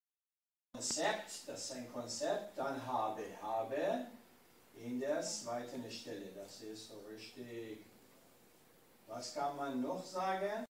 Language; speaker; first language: German; non-native, learner; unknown